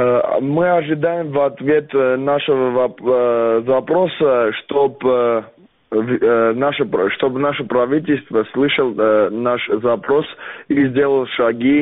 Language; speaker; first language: Russian; non-native, learner; Armenian